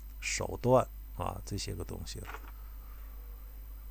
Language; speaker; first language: Chinese; native; Chinese